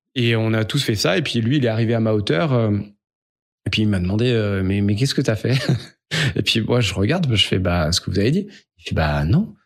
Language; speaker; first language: French; native; French